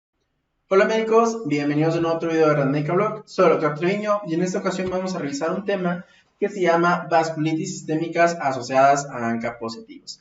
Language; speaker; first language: Spanish; native; Spanish